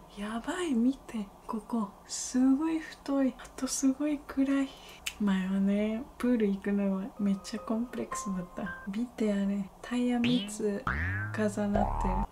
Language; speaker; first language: Japanese; non-native, fluent; Spanish